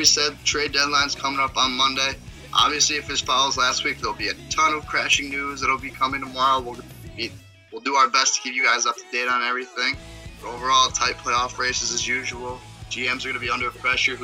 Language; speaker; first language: English; native; English